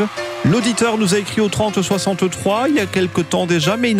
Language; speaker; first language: French; native; French